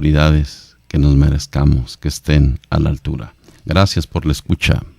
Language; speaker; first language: Spanish; native; Spanish